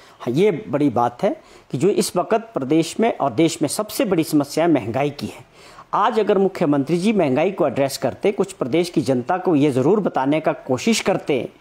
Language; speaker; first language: Hindi; native; Hindi